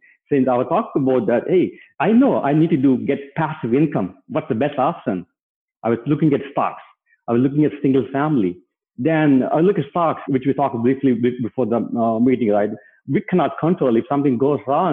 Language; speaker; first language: English; non-native, local second language; Telugu